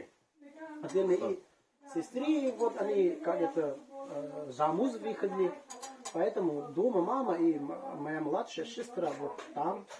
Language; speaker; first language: Russian; non-native, learner; Manipuri